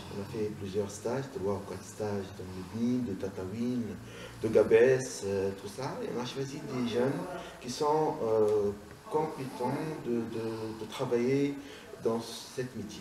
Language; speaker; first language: French; non-native, local second language; Arabic